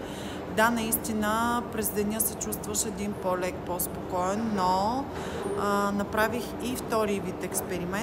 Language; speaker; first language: Bulgarian; native; Bulgarian